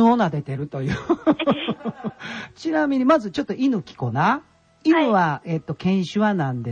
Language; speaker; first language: Japanese; native; Japanese